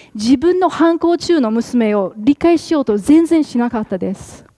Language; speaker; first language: Japanese; non-native, fluent; English